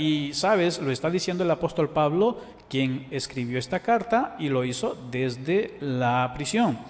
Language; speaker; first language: Spanish; native; Spanish